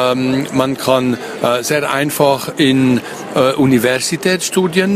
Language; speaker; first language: German; non-native, local second language; French